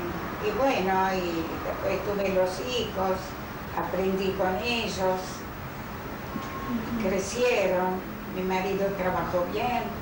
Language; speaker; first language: Spanish; non-native, fluent; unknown